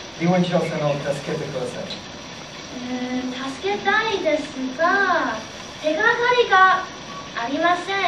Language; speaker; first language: Japanese; non-native, learner; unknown